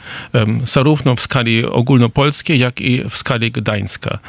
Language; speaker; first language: Polish; non-native, fluent; German